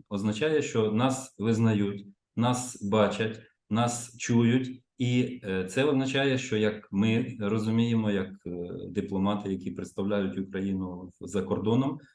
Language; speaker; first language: Ukrainian; native; Ukrainian